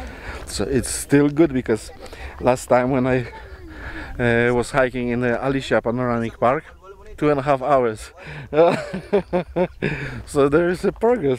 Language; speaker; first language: English; non-native, fluent; Polish